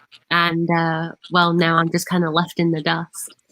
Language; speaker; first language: English; native; English